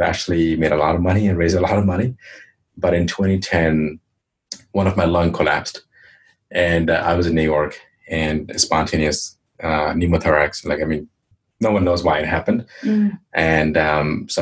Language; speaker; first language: English; non-native, local second language; Hindi